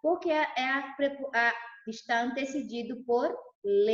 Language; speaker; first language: Spanish; non-native, fluent; Portuguese